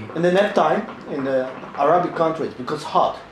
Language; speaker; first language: English; non-native, learner; Arabic